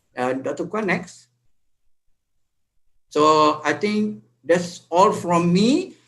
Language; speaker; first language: English; non-native, local second language; Malay